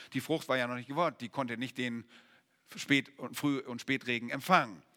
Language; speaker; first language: German; native; German